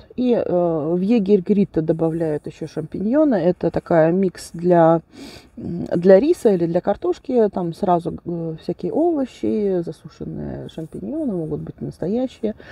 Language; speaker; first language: Russian; native; Russian